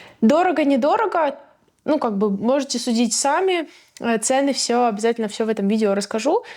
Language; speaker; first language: Russian; native; Russian